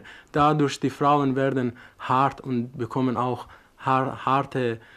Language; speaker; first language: German; non-native, learner; Persian